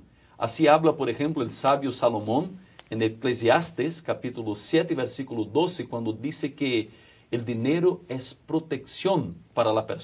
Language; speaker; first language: Spanish; non-native, fluent; Portuguese